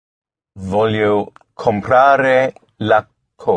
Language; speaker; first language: Italian; non-native, learner; English